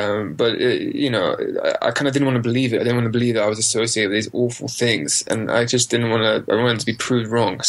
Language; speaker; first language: English; native; English